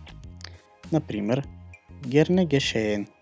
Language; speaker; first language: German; non-native, fluent; Macedonian